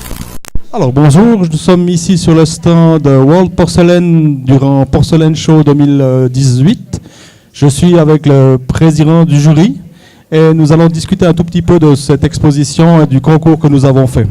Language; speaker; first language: French; native; French